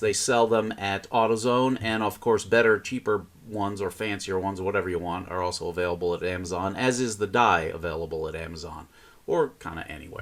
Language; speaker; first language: English; native; English